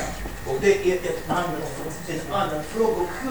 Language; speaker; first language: Swedish; non-native, fluent; Russian